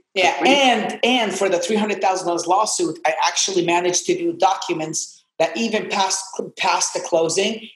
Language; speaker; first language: English; non-native, fluent; Arabic